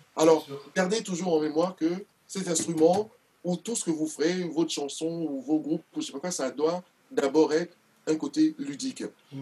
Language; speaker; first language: French; non-native, local second language; Duala